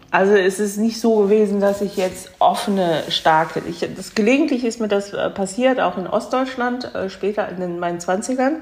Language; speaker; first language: German; early bilingual, other home language; Korean